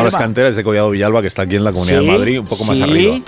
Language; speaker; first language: Spanish; native; Spanish